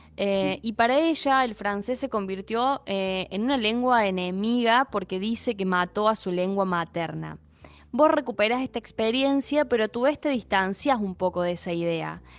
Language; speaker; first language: Spanish; native; Spanish